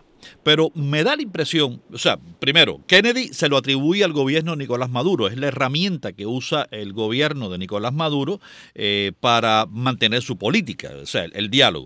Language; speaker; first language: Spanish; native; Spanish